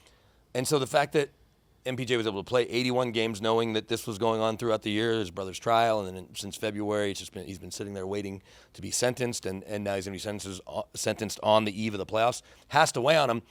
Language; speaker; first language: English; native; English